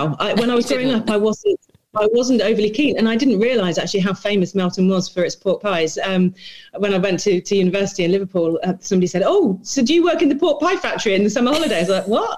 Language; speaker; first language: English; native; English